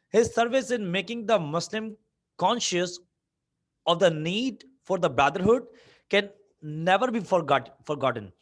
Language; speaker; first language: English; non-native, local second language; Urdu